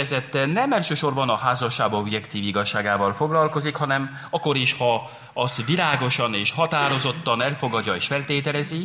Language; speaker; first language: Hungarian; non-native, fluent; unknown